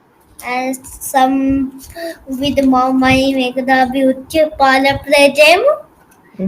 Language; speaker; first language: English; non-native, learner; Hindi